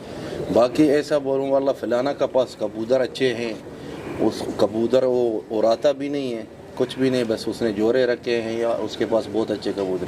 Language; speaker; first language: Hindi; non-native, learner; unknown